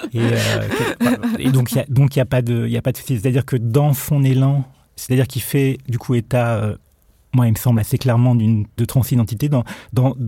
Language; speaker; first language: French; native; French